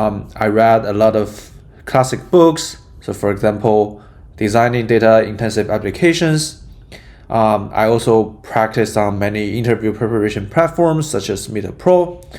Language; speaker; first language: English; non-native, fluent; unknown